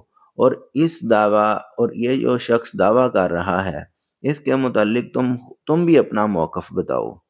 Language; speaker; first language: Urdu; native; Urdu